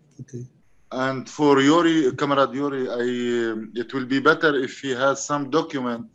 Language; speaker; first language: English; non-native, learner; Arabic